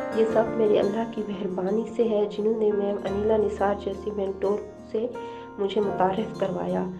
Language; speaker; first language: Urdu; native; Urdu